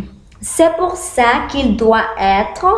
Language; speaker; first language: French; non-native, learner; Spanish